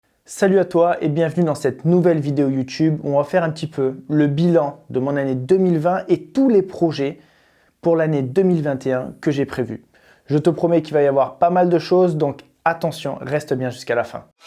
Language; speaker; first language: French; native; French